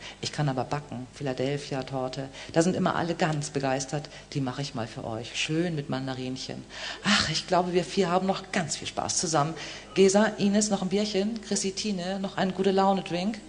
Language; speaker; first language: German; native; German